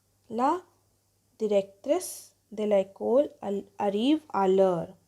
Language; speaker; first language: French; non-native, fluent; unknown